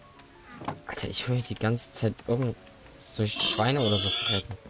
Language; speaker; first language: German; native; German